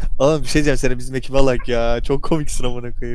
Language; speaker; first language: Turkish; native; Turkish